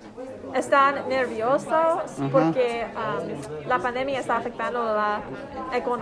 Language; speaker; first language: Spanish; non-native, fluent; English